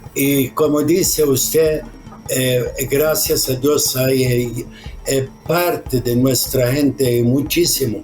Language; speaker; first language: Spanish; non-native, fluent; Arabic